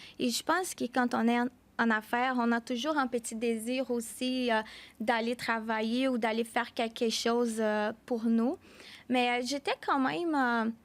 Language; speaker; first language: French; non-native, fluent; Portuguese